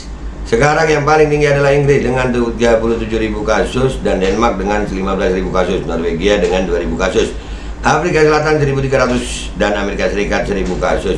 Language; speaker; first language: Indonesian; native; Indonesian